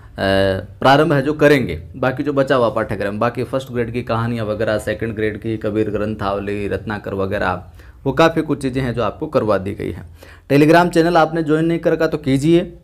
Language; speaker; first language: Hindi; native; Hindi